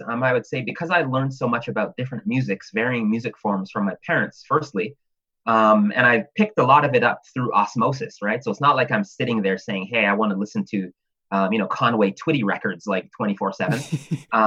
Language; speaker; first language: English; native; English